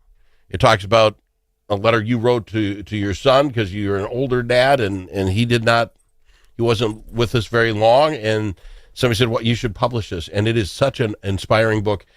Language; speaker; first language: English; native; English